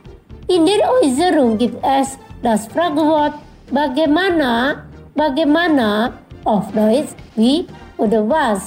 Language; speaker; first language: German; non-native, fluent; Indonesian